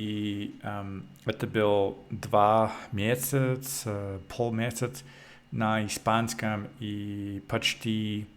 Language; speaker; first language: Russian; non-native, learner; English